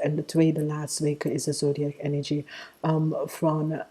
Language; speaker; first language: Dutch; non-native, fluent; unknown